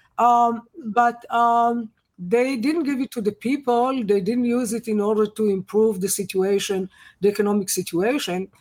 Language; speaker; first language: English; non-native, fluent; Hebrew